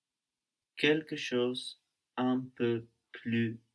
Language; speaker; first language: French; non-native, learner; Spanish